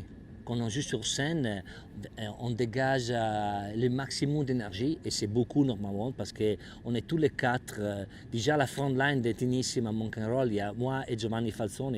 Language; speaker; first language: French; non-native, fluent; Italian